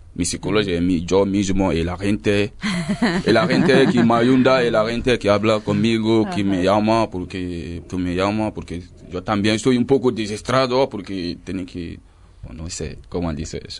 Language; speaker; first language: Spanish; non-native, learner; French